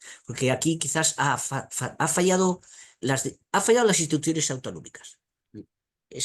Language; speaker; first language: Spanish; native; Spanish